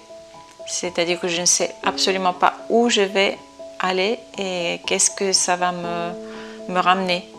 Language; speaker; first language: French; non-native, fluent; Bulgarian